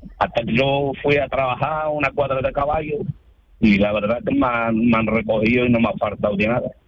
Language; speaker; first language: Spanish; early bilingual, other home language; Arabic